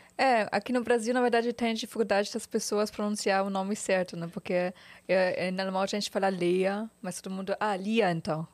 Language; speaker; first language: Portuguese; non-native, fluent; German